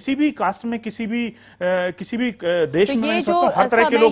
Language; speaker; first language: Hindi; native; Hindi